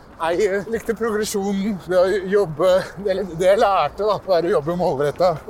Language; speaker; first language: Norwegian; early bilingual, other home language; Persian